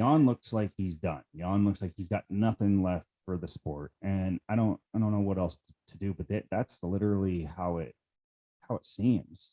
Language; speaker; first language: English; native; English